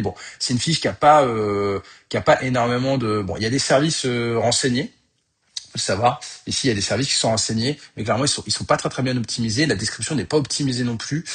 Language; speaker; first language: French; native; French